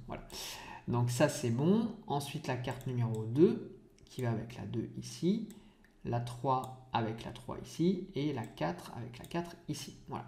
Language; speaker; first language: French; native; French